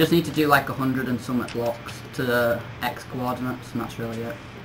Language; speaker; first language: English; native; English